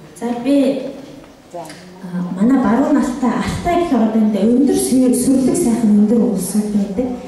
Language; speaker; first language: Mongolian; native; Mongolian